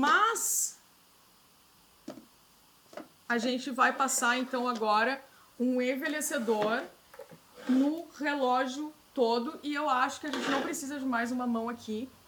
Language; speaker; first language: Portuguese; native; Portuguese